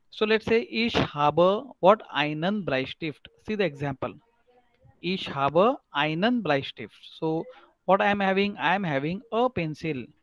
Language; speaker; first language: Hindi; non-native, local second language; Marathi